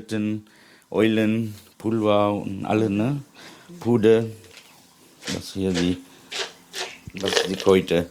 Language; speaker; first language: German; non-native, learner; Sinhala